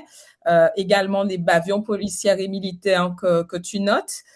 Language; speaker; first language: French; native; French